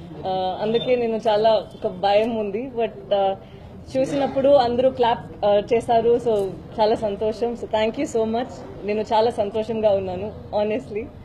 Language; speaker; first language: Telugu; non-native, fluent; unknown